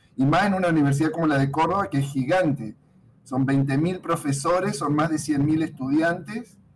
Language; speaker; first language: Spanish; native; Spanish